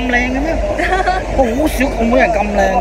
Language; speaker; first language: Chinese; non-native, local second language; Cantonese